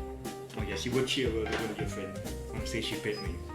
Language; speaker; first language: English; native; English